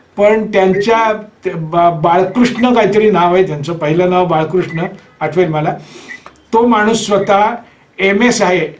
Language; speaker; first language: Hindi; non-native, local second language; Marathi